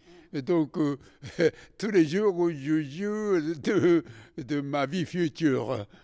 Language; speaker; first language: French; non-native, fluent; Japanese